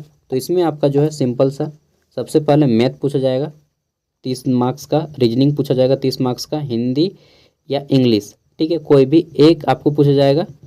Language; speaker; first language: Hindi; native; Hindi